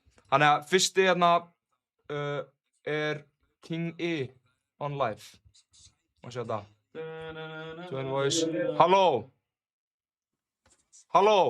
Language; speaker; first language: Icelandic; native; Icelandic